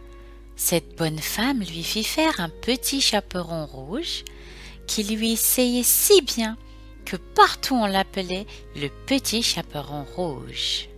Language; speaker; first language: French; native; French